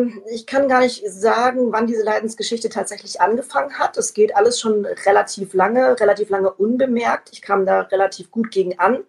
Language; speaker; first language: German; native; German